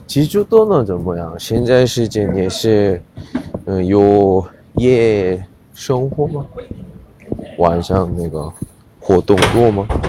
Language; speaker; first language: Chinese; non-native, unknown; Korean